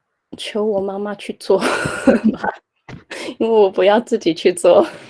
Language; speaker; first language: Chinese; early bilingual, heritage; Chinese